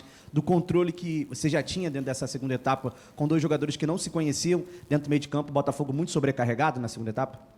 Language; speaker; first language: Portuguese; native; Portuguese